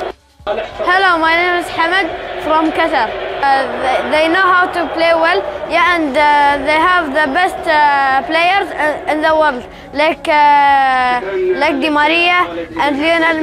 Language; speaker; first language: English; non-native, learner; Arabic